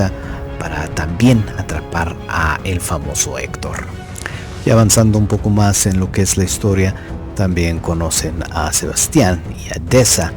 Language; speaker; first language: Spanish; native; Spanish